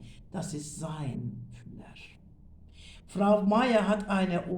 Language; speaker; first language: German; non-native, fluent; Turkish